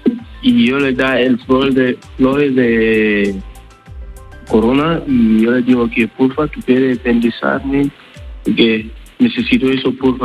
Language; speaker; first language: Spanish; non-native, learner; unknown